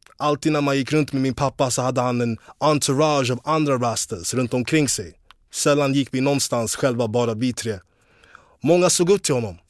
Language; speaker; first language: Swedish; early bilingual, other home language; English